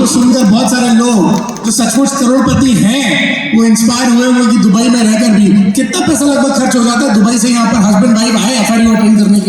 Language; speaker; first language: Hindi; native; Hindi